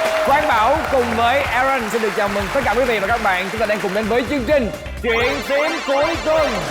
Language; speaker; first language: Vietnamese; native; Vietnamese